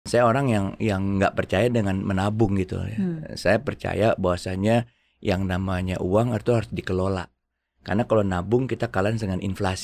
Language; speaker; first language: Indonesian; native; Indonesian